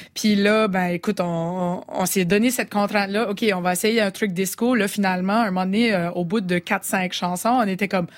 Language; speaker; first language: French; native; French